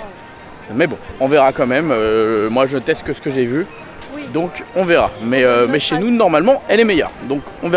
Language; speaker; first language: French; native; French